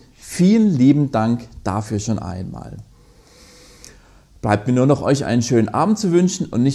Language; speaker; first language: German; native; German